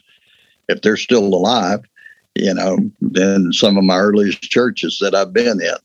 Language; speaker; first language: English; native; English